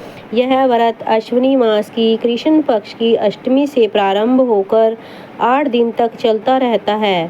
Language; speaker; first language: Hindi; native; Hindi